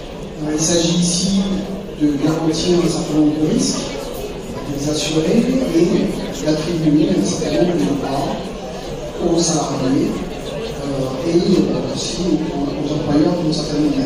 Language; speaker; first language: French; native; French